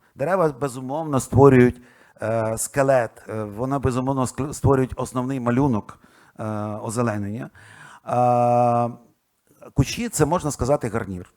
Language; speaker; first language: Ukrainian; non-native, local second language; Russian